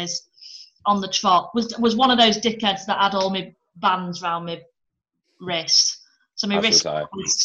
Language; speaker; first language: English; native; English